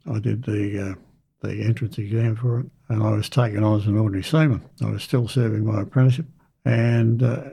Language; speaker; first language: English; native; English